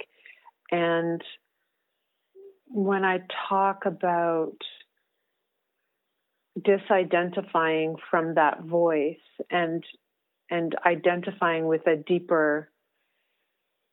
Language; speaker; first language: English; native; English